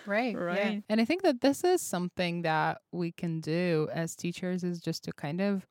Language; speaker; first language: English; non-native, fluent; Russian